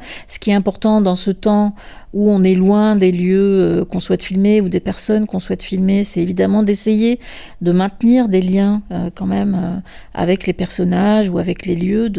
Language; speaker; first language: French; native; French